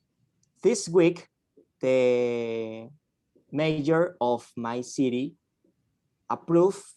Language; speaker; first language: English; non-native, fluent; Spanish